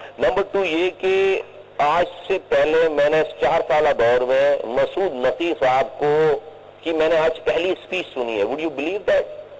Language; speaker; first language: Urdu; native; Urdu